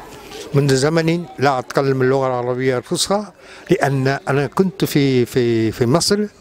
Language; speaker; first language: Arabic; non-native, learner; Japanese